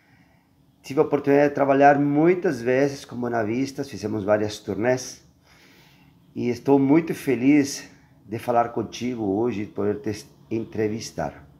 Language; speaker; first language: Portuguese; non-native, fluent; Spanish